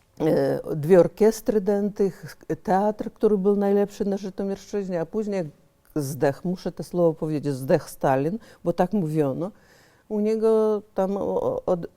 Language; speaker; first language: Polish; early bilingual, heritage; Polish